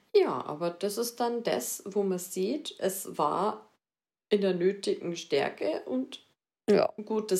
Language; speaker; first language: German; native; German